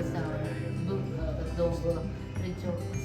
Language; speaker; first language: Italian; non-native, learner; Japanese